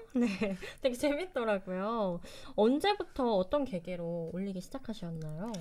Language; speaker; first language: Korean; native; Korean